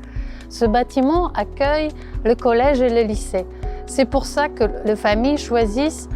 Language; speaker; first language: French; non-native, fluent; Russian